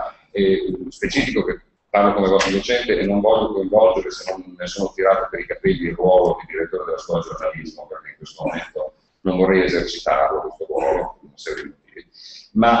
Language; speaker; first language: Italian; native; Italian